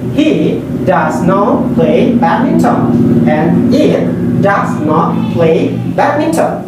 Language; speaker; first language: English; non-native, fluent; Indonesian